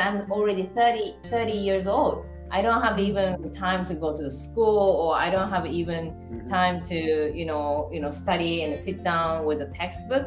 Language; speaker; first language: English; non-native, fluent; Japanese